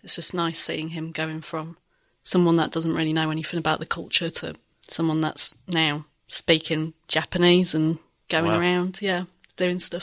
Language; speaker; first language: English; native; English